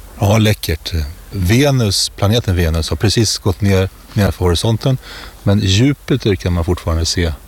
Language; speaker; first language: Swedish; native; Swedish